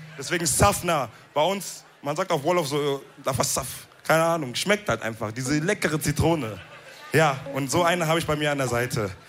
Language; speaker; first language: German; early bilingual, other home language; Wolof